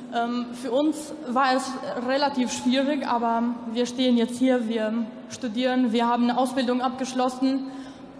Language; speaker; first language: German; non-native, local second language; Albanian